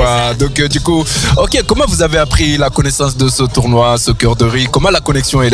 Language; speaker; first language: French; native; French